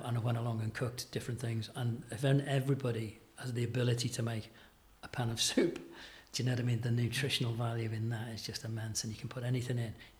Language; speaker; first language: English; native; English